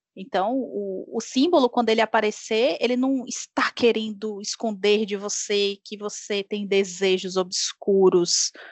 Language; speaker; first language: Portuguese; native; Portuguese